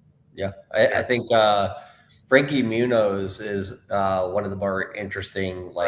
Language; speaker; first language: English; native; English